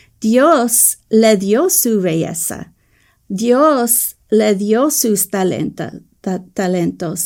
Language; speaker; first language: Spanish; early bilingual, heritage; English